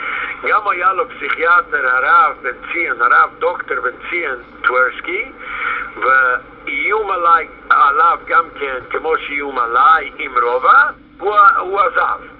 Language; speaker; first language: Hebrew; non-native, fluent; Yiddish